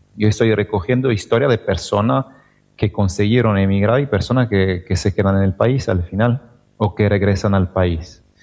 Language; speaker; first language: Spanish; non-native, fluent; Italian